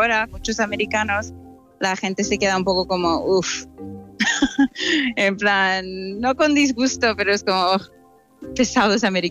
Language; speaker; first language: Spanish; non-native, fluent; English